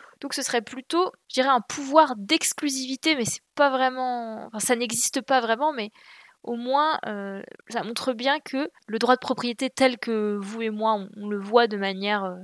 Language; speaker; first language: French; native; French